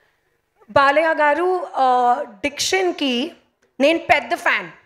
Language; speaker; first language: Telugu; non-native, learner; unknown